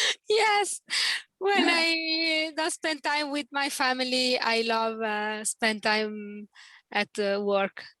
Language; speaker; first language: English; non-native, learner; Italian